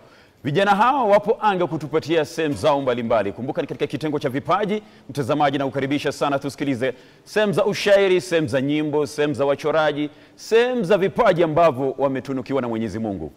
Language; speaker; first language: Swahili; non-native, local second language; Gusii